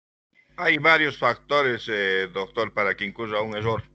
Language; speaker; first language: Spanish; native; Spanish